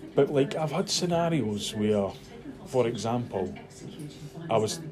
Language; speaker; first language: English; native; English